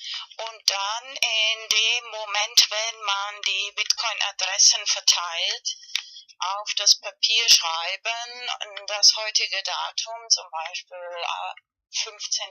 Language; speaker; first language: German; non-native, learner; Spanish